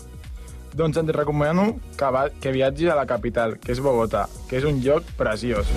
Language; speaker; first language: Catalan; non-native, learner; Spanish